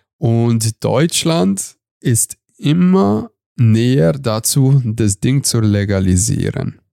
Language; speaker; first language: German; non-native, fluent; Hungarian